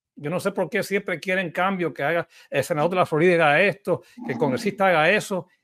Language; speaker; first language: Spanish; early bilingual, heritage; Spanish